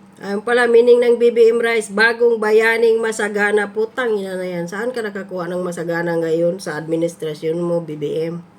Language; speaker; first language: Filipino; non-native, local second language; Cebuano